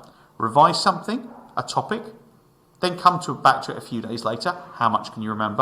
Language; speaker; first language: English; native; English